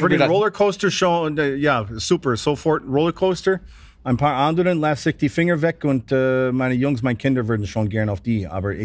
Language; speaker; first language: German; non-native, fluent; English